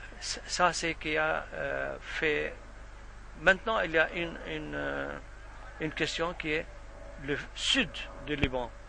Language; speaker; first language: French; non-native, fluent; Arabic